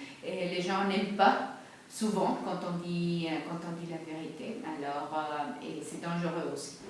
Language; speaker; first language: French; non-native, fluent; Spanish